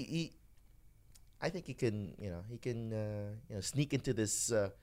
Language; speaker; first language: English; non-native, local second language; Hiligaynon